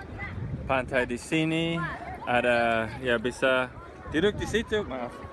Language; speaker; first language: Indonesian; non-native, fluent; English